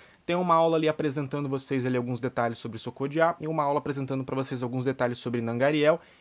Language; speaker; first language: Portuguese; native; Portuguese